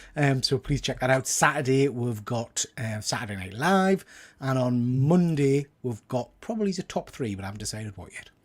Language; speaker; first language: English; native; English